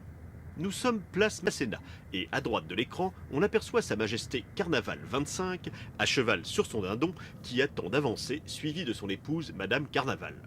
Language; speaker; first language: French; native; French